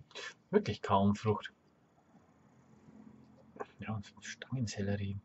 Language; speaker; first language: German; native; German